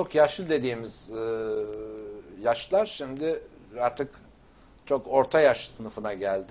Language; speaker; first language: Turkish; native; Turkish